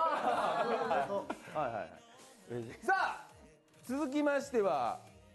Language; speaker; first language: Japanese; native; Japanese